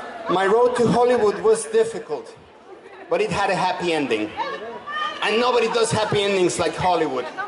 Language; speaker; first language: English; non-native, fluent; Spanish